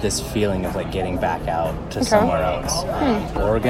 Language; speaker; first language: English; native; English